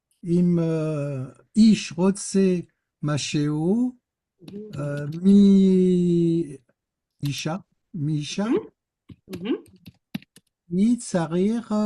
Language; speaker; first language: Hebrew; non-native, learner; French